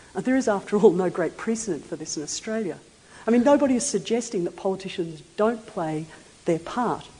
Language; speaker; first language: English; native; English